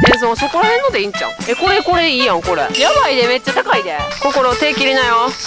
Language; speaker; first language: Japanese; native; Japanese